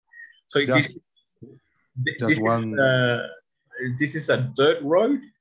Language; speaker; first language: English; non-native, learner; Spanish